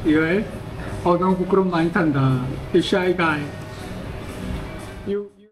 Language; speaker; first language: English; non-native, learner; Korean